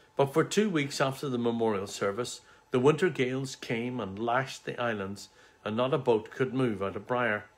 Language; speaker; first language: English; native; English